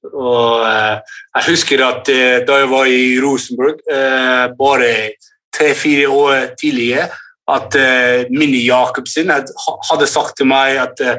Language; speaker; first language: Norwegian; early bilingual, heritage; English